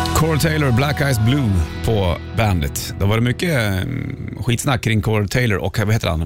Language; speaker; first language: Swedish; native; Swedish